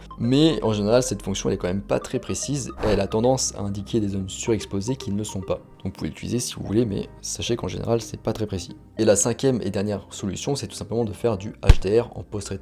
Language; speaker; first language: French; native; French